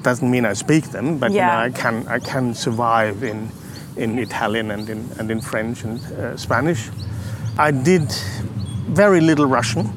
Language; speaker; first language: English; non-native, fluent; German